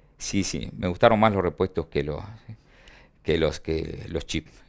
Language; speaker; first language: Spanish; native; Spanish